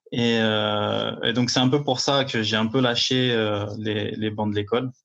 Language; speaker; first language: French; native; French